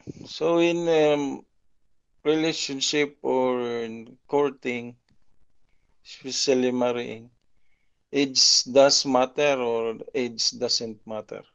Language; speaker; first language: English; non-native, local second language; Filipino